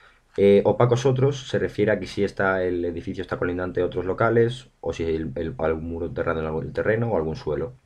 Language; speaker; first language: Spanish; native; Spanish